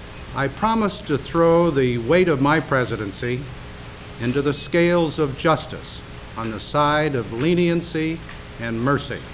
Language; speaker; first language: English; native; English